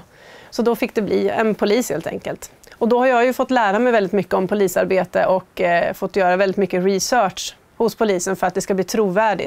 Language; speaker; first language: Swedish; native; Swedish